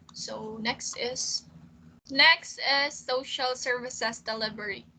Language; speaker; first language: English; non-native, local second language; Filipino